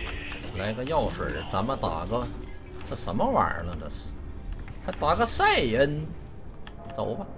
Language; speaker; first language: Chinese; native; Chinese